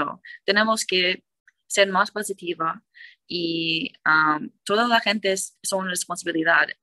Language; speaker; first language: Spanish; non-native, learner; English